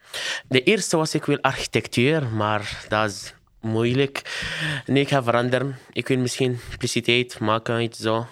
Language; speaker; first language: Dutch; non-native, learner; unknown